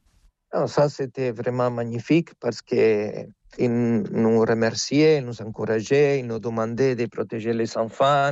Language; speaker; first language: French; non-native, fluent; Spanish